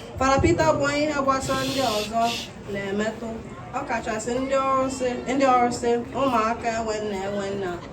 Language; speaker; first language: Igbo; early bilingual, heritage; Igbo